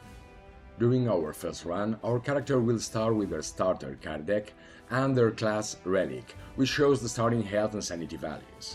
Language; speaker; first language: English; non-native, fluent; Spanish